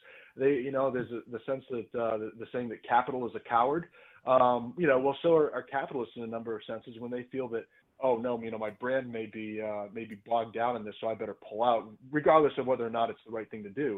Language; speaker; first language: English; native; English